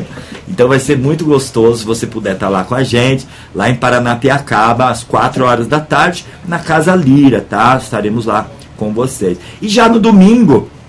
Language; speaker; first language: Portuguese; native; Portuguese